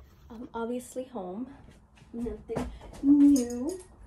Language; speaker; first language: English; early bilingual, other home language; Spanish